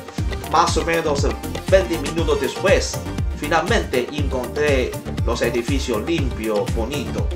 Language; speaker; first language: Spanish; non-native, learner; Chinese